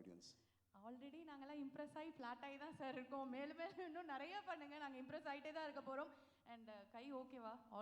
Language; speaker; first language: Tamil; native; Tamil